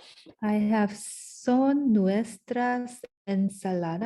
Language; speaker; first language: Spanish; non-native, learner; English